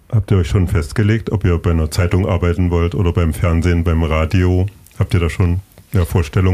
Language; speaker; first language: German; native; German